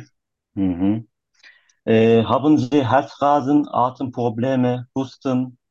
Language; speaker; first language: German; non-native, learner; Turkish